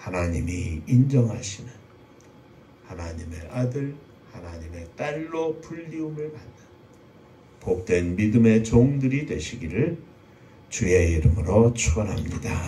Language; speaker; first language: Korean; native; Korean